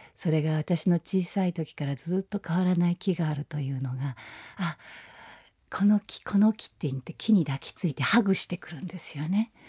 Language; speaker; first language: Japanese; native; Japanese